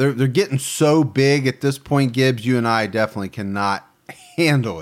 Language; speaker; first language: English; native; English